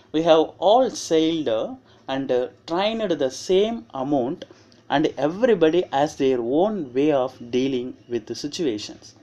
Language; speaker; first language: English; non-native, local second language; Tamil